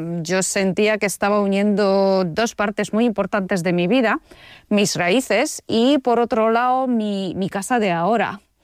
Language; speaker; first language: Spanish; non-native, fluent; Polish